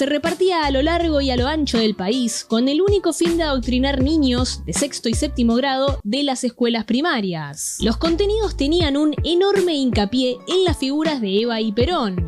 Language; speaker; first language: Spanish; native; Spanish